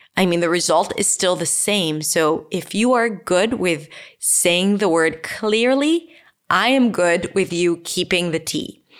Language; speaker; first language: English; non-native, fluent; Hebrew